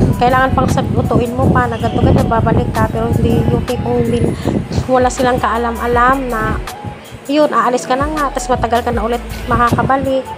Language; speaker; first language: Filipino; non-native, local second language; Cebuano